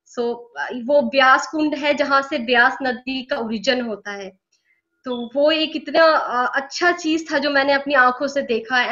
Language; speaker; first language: Hindi; native; Hindi